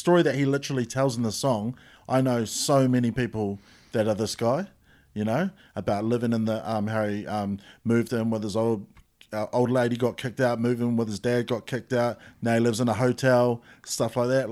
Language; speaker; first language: English; native; English